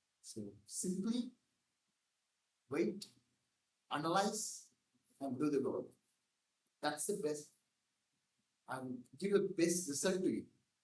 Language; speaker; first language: English; non-native, local second language; Tamil